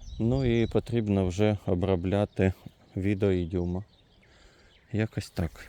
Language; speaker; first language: Ukrainian; non-native, local second language; Russian